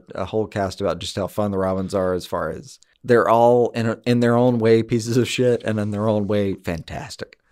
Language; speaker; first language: English; native; English